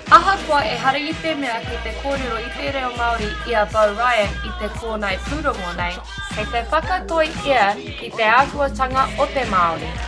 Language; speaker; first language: Māori; non-native, local second language; English